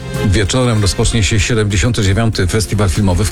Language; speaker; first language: Polish; native; Polish